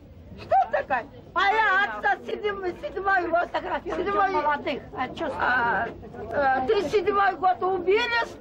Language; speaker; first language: Russian; non-native, local second language; Kyrgyz